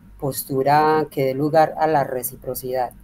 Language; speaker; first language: Spanish; native; Spanish